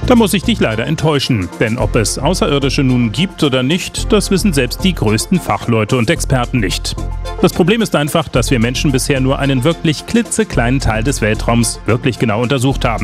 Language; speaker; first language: German; native; German